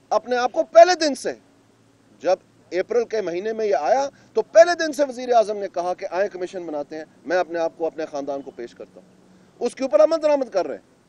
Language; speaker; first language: Urdu; non-native, local second language; Punjabi